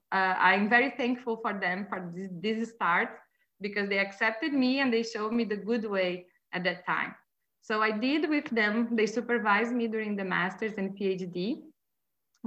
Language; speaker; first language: English; non-native, fluent; Portuguese